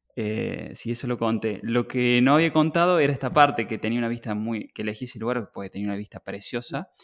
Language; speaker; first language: Spanish; native; Spanish